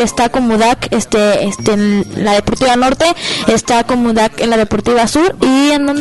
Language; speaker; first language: Spanish; native; Spanish